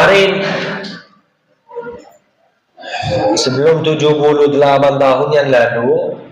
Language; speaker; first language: Indonesian; non-native, fluent; Arabic